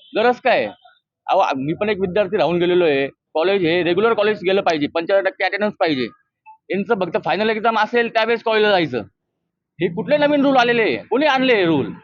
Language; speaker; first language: Marathi; native; Marathi